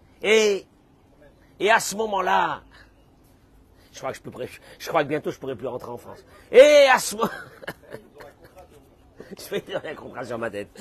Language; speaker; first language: French; native; French